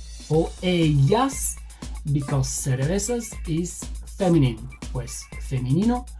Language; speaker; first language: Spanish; non-native, fluent; Bulgarian